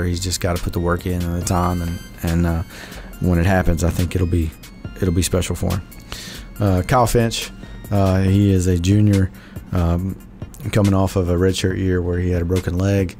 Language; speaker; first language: English; native; English